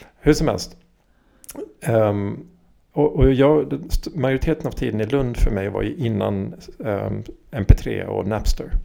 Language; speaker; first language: Swedish; native; Swedish